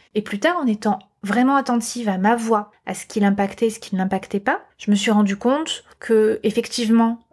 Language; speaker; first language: French; native; French